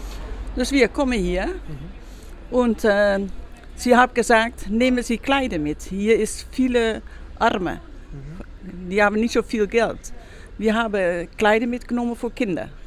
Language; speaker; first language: German; non-native, learner; Dutch